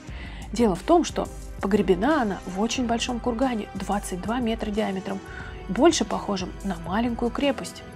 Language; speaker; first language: Russian; native; Russian